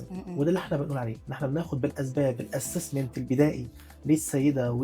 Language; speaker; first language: Arabic; native; Arabic